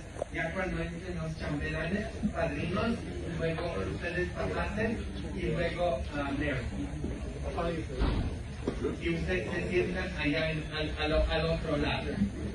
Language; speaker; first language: Spanish; non-native, fluent; English